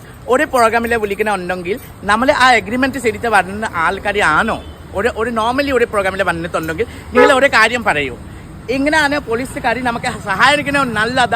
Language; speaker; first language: Malayalam; non-native, learner; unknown